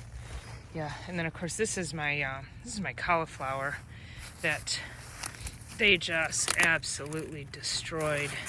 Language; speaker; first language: English; native; English